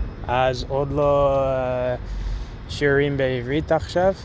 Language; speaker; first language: Hebrew; non-native, learner; English